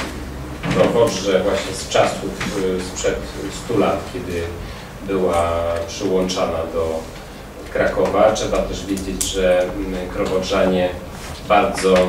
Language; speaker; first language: Polish; native; Polish